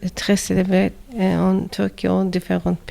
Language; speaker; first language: French; non-native, learner; Turkish